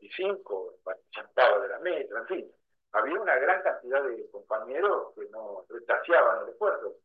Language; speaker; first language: Spanish; native; Spanish